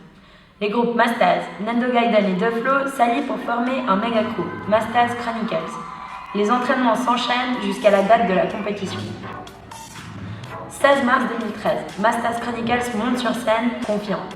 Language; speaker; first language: French; native; French